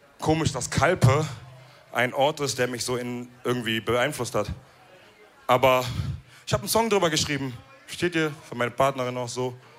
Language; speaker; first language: German; early bilingual, other home language; Wolof